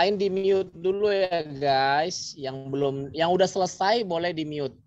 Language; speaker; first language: Indonesian; native; Indonesian